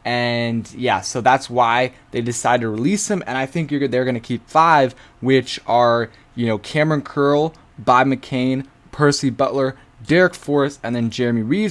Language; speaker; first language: English; native; English